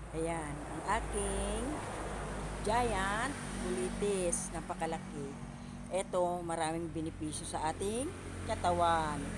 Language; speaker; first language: Filipino; non-native, local second language; Iloko